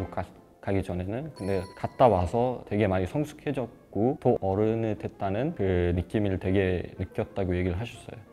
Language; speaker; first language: Korean; non-native, fluent; Uzbek